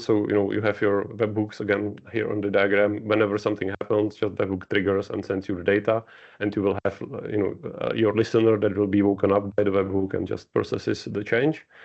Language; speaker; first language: English; non-native, fluent; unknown